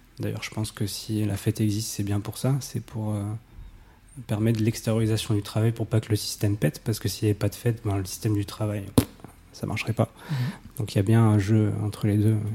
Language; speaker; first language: French; native; French